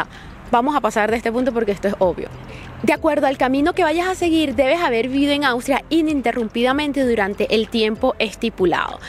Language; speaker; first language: Spanish; native; Spanish